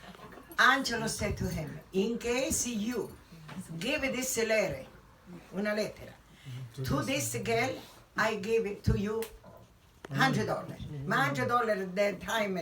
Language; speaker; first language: English; non-native, learner; Italian